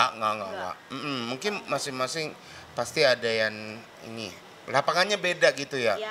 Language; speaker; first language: Indonesian; non-native, fluent; Japanese